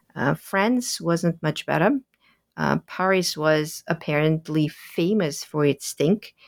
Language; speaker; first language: English; early bilingual, other home language; Russian